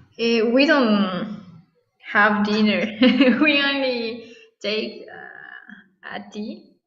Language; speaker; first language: English; non-native, learner; Spanish